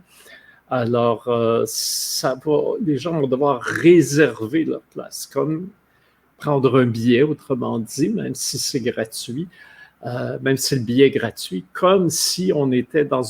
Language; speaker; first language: French; native; French